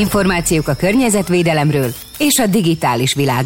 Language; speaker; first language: Hungarian; native; Hungarian